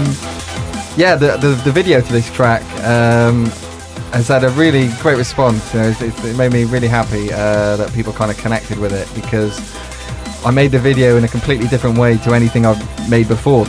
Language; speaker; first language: English; native; English